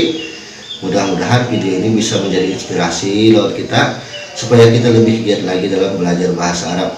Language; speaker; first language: Indonesian; non-native, local second language; Banjar